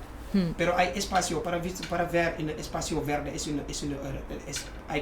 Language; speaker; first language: Spanish; non-native, local second language; Wolof